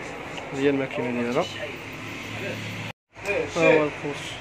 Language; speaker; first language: Arabic; native; Arabic